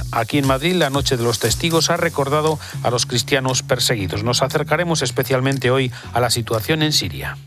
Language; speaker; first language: Spanish; native; Spanish